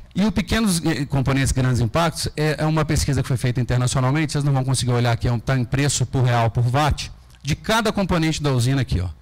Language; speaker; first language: Portuguese; native; Portuguese